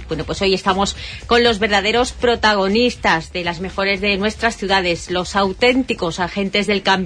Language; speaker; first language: Spanish; native; Spanish